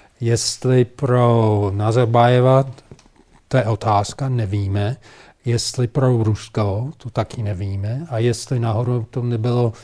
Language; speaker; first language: Czech; non-native, fluent; English